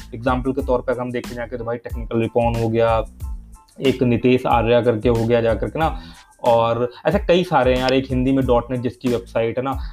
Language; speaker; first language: Hindi; native; Hindi